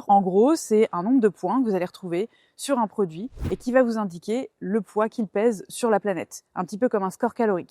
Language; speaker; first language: French; native; French